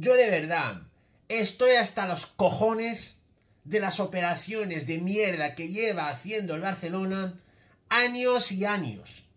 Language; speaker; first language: Spanish; native; Spanish